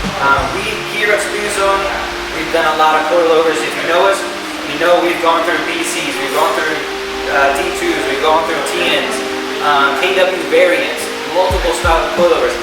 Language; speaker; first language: English; native; English